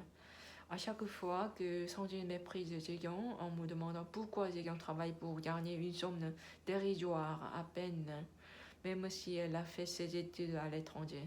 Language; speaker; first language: French; non-native, learner; Korean